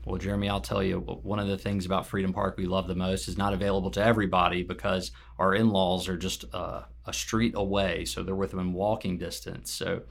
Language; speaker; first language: English; native; English